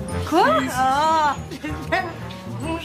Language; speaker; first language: French; native; French